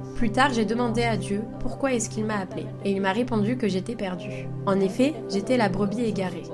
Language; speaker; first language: French; non-native, fluent; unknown